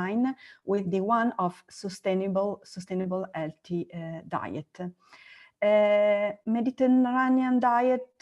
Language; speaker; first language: English; non-native, learner; Italian